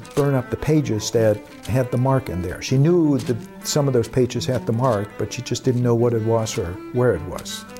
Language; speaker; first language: English; early bilingual, other home language; German